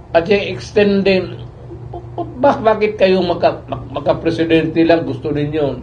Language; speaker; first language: Filipino; non-native, local second language; Cebuano